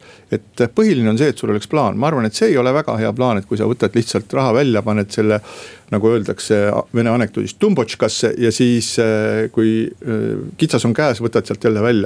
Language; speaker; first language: Estonian; native; Estonian